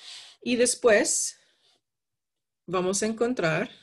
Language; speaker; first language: Spanish; non-native, fluent; English